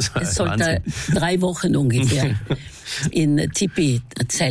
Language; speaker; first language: German; non-native, fluent; Norwegian